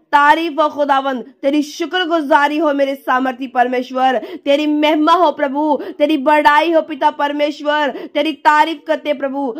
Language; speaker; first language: Hindi; non-native, local second language; Punjabi